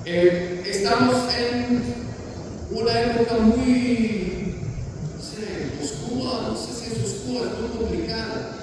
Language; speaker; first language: Spanish; non-native, fluent; Hebrew